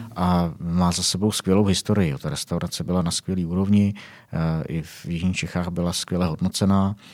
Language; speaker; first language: Czech; native; Czech